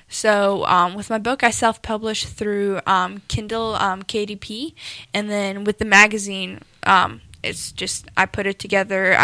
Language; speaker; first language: English; non-native, local second language; Afrikaans